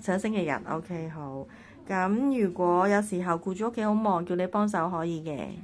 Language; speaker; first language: Cantonese; native; Cantonese